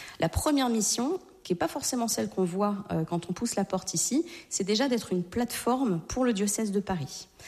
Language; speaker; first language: French; native; French